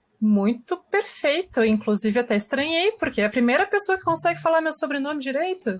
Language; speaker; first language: Portuguese; native; Portuguese